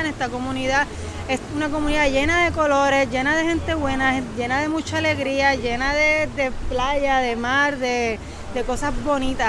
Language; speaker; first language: Spanish; native; Spanish